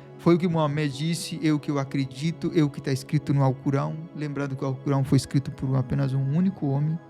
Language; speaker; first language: Portuguese; non-native, fluent; Bangla